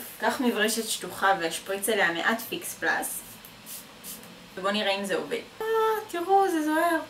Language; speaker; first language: Hebrew; native; Hebrew